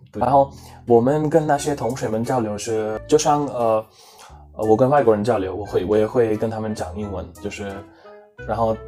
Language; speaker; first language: Chinese; non-native, fluent; Hindi